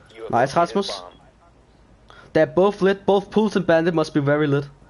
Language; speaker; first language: English; non-native, fluent; Danish